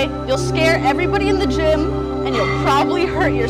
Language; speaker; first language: English; native; English